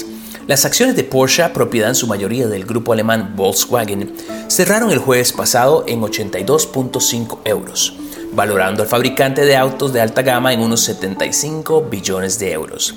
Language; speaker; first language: Spanish; native; Spanish